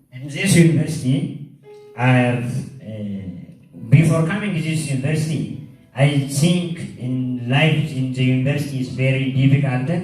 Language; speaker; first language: English; non-native, learner; Oromo